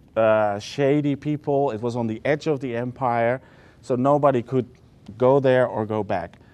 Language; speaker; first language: English; non-native, fluent; Dutch